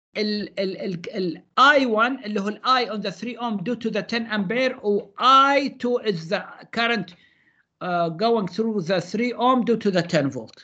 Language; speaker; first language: English; non-native, fluent; Arabic